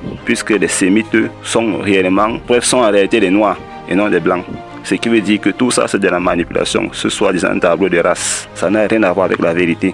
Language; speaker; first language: French; non-native, local second language; Kongo